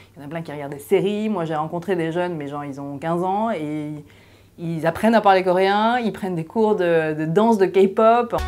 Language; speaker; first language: French; early bilingual, other home language; Korean